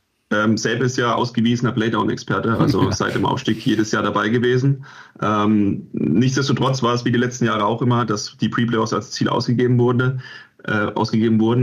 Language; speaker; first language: German; native; German